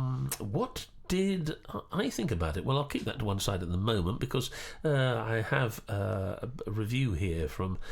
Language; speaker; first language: English; native; English